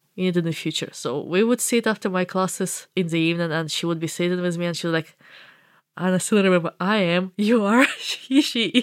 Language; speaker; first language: English; non-native, fluent; Ukrainian